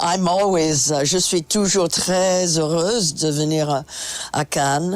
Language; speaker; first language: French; non-native, fluent; English